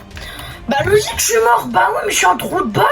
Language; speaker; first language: French; native; French